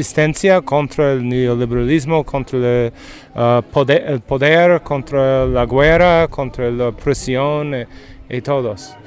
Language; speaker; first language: Spanish; non-native, learner; English